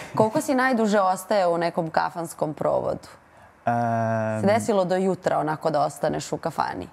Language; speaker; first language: Bosnian; native; Bosnian